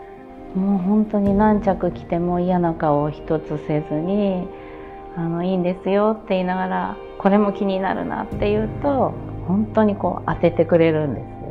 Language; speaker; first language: Japanese; native; Japanese